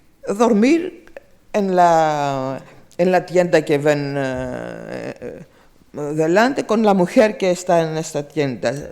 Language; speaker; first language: Spanish; non-native, fluent; Greek